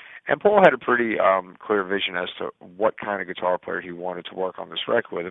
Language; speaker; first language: English; native; English